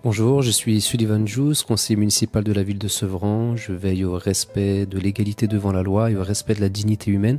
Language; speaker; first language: French; native; French